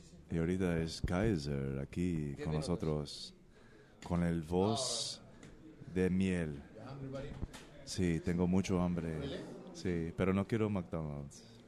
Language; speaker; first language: Spanish; non-native, learner; English